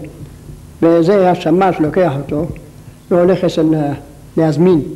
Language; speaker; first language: Hebrew; non-native, local second language; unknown